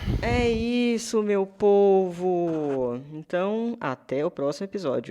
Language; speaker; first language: Portuguese; native; Portuguese